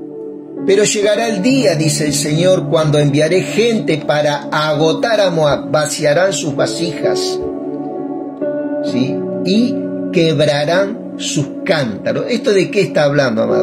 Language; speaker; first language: Spanish; native; Spanish